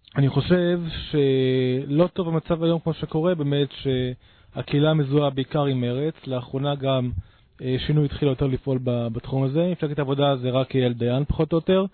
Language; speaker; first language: Hebrew; native; Hebrew